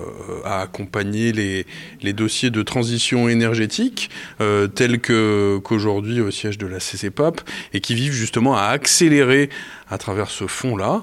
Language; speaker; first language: French; native; French